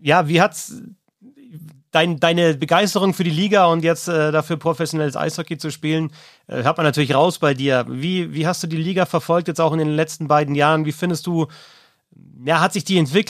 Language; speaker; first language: German; native; German